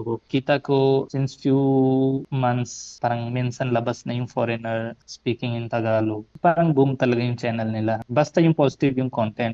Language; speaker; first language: Filipino; non-native, fluent; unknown